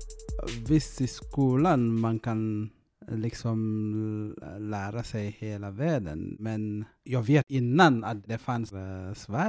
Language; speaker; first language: Swedish; non-native, fluent; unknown